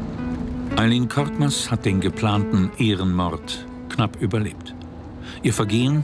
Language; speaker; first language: German; native; German